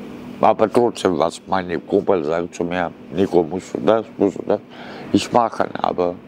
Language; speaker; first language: German; non-native, learner; Romanian